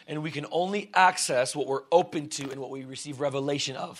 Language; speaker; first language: English; early bilingual, other home language; Russian